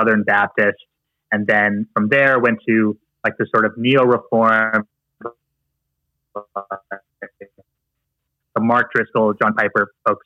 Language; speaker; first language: English; native; English